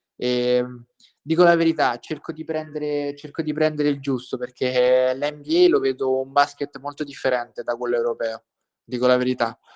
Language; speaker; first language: Italian; native; Italian